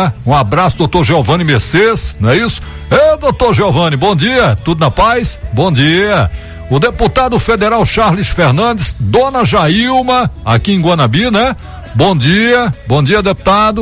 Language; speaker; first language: Portuguese; native; Portuguese